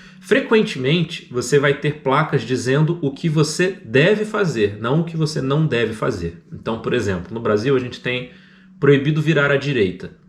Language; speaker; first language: Portuguese; native; Portuguese